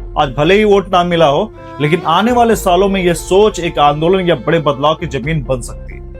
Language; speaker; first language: Hindi; native; Hindi